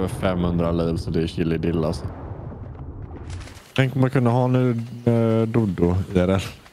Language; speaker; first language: Swedish; native; Swedish